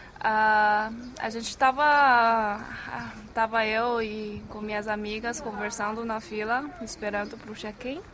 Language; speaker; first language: Portuguese; non-native, fluent; Chinese